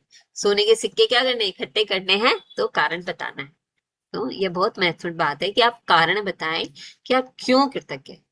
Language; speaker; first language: Hindi; native; Hindi